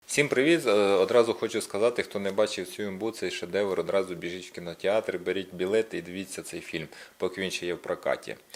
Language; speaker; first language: Ukrainian; non-native, local second language; Russian